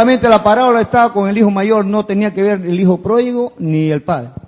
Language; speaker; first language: Spanish; native; Spanish